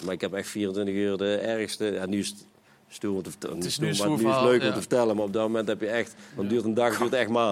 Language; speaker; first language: Dutch; native; Dutch